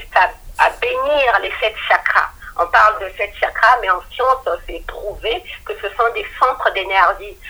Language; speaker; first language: French; non-native, local second language; Lingala